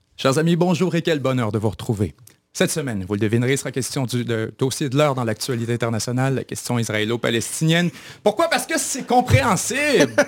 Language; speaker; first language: French; native; French